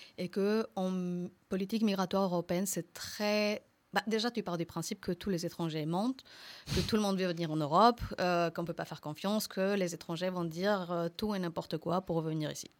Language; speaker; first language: French; non-native, fluent; Spanish